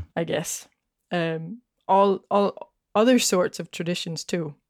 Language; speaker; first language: English; non-native, fluent; Danish